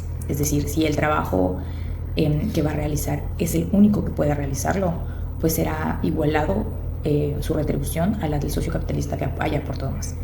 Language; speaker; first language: Spanish; native; Spanish